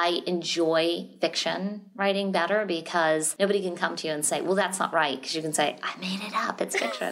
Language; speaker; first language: English; native; English